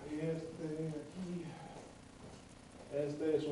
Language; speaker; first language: Spanish; non-native, fluent; English